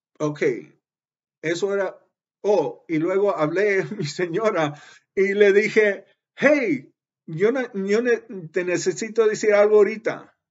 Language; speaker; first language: Spanish; early bilingual, heritage; Spanish